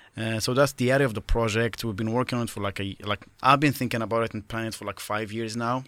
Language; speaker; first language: English; non-native, fluent; Arabic